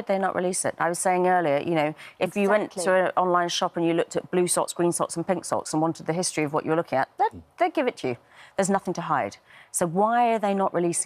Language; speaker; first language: English; native; English